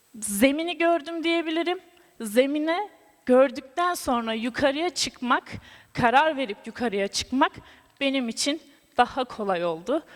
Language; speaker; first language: Turkish; native; Turkish